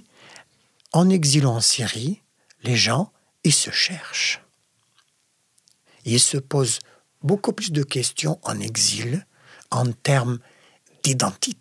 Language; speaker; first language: French; non-native, fluent; Arabic